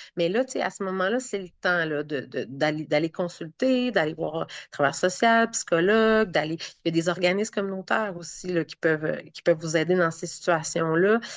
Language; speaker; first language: French; native; French